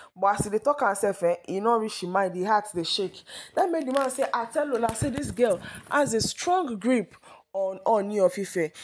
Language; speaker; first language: Nigerian Pidgin; non-native, local second language; Yoruba